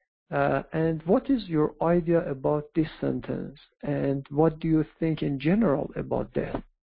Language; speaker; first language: English; non-native, fluent; Persian